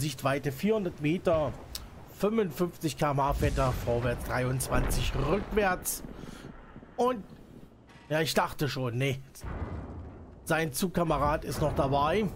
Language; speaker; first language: German; native; German